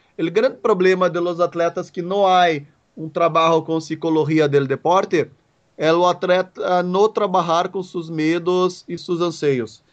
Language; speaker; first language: Portuguese; native; Portuguese